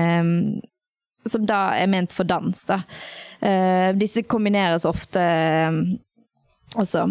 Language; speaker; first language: Norwegian; early bilingual, other home language; Tamil